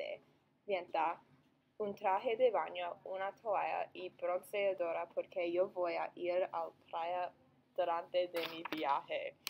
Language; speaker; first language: Spanish; non-native, learner; English